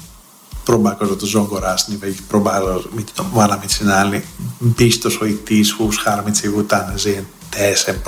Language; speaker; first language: Hungarian; non-native, fluent; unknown